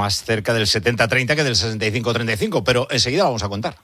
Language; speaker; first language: Spanish; native; Spanish